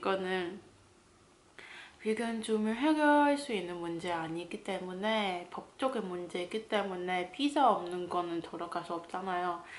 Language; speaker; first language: Korean; non-native, fluent; Cantonese